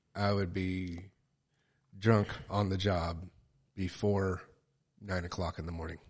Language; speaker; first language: English; native; English